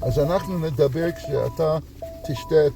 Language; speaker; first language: Hebrew; non-native, fluent; English